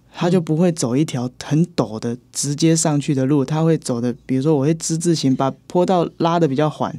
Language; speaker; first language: Chinese; native; Chinese